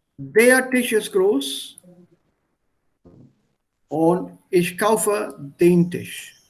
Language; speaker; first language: German; non-native, fluent; Hindi